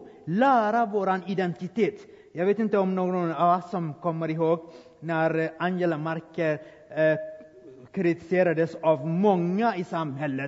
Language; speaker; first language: Swedish; non-native, fluent; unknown